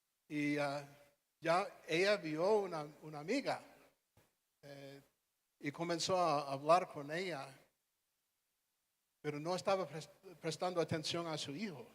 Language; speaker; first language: Spanish; non-native, fluent; English